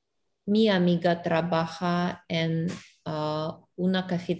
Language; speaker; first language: Spanish; non-native, learner; Russian